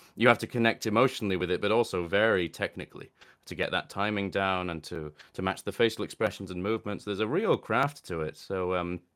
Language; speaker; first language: English; native; English